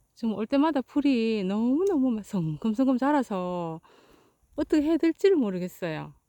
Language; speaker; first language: Korean; native; Korean